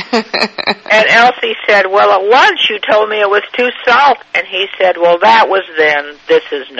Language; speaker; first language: English; native; English